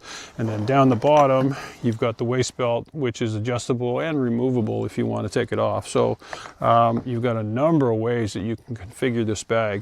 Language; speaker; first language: English; native; English